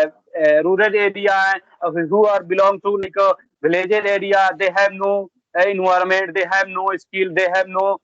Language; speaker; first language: English; non-native, learner; Bhojpuri